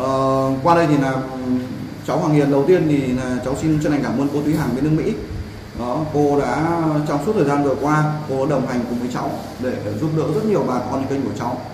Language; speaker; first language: Vietnamese; native; Vietnamese